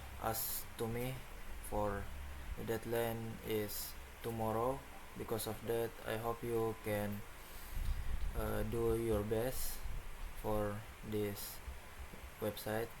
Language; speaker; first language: English; non-native, learner; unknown